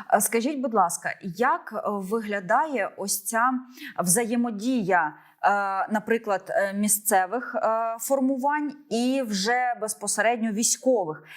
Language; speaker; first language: Ukrainian; native; Ukrainian